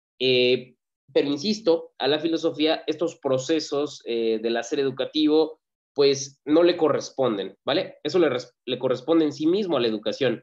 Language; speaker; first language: Spanish; native; Spanish